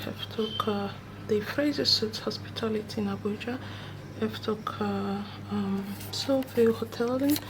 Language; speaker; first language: Dutch; non-native, learner; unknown